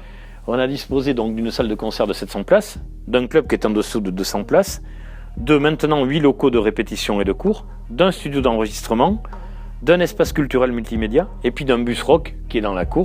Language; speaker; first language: French; native; French